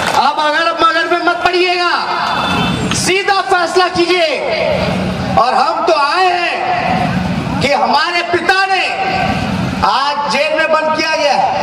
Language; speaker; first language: Hindi; native; Hindi